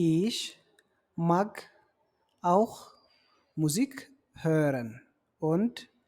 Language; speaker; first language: German; non-native, fluent; Tigrinya